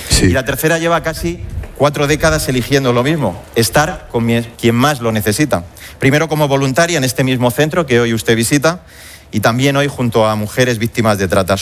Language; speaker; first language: Spanish; native; Spanish